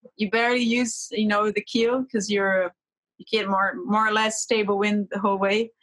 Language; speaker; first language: English; non-native, fluent; Portuguese